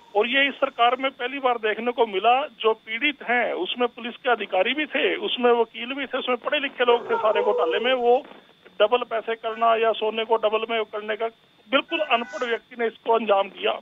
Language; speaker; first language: Hindi; native; Hindi